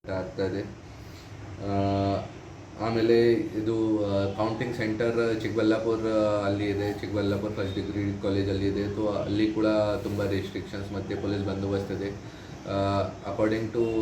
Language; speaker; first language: Kannada; non-native, fluent; Hindi